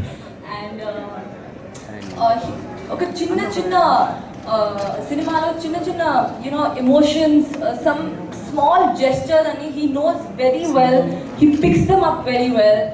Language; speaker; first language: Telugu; non-native, learner; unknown